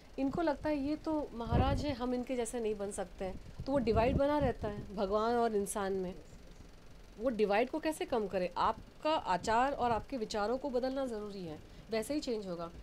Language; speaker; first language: Hindi; non-native, local second language; Bangla